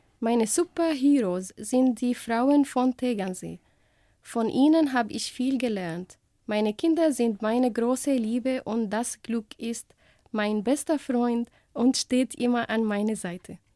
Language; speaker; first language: German; non-native, learner; Arabic